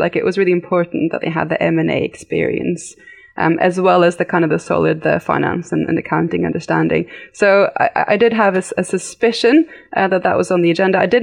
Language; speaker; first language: English; native; English